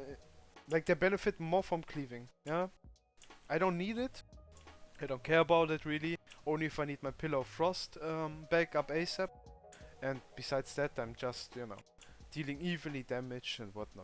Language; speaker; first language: English; non-native, fluent; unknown